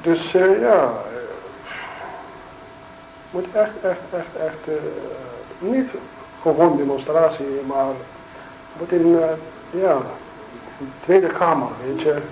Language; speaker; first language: Dutch; non-native, learner; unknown